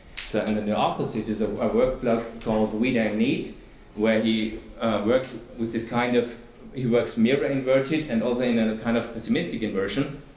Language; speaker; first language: English; non-native, fluent; German